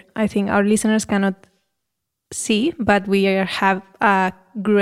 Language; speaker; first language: English; non-native, fluent; Spanish